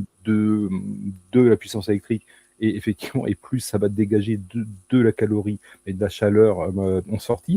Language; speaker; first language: French; native; French